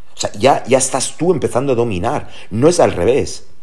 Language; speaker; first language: Spanish; early bilingual, heritage; German